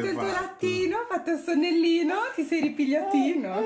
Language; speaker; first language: Italian; native; Italian